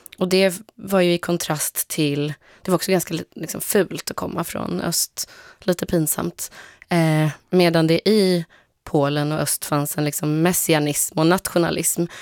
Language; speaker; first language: Swedish; early bilingual, other home language; Polish